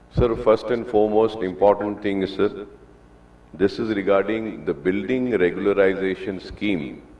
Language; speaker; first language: English; non-native, local second language; Urdu